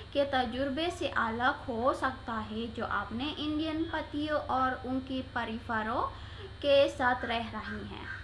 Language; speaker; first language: Hindi; non-native, learner; Indonesian